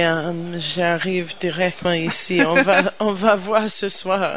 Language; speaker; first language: French; non-native, learner; English